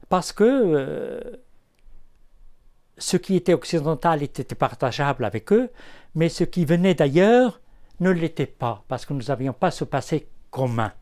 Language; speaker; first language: French; non-native, local second language; Arabic